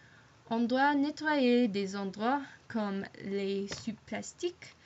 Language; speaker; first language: French; non-native, learner; English